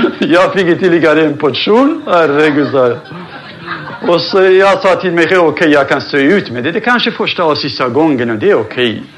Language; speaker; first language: Swedish; non-native, fluent; Central Kurdish